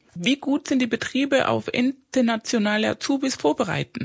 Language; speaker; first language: German; non-native, fluent; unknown